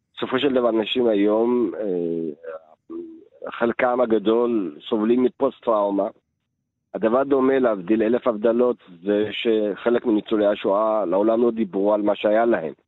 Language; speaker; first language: Hebrew; early bilingual, other home language; Amharic